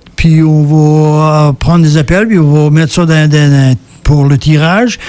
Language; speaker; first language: French; early bilingual, heritage; French